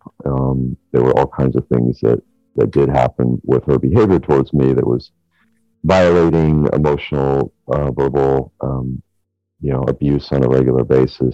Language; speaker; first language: English; native; English